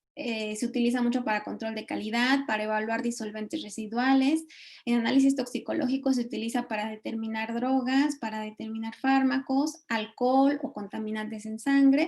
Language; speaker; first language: Spanish; native; Spanish